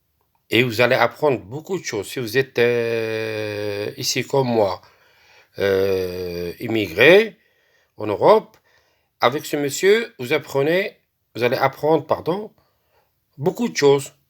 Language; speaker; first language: French; non-native, local second language; Arabic